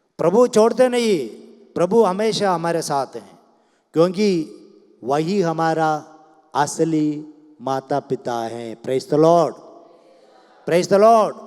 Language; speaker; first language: Hindi; non-native, local second language; Malayalam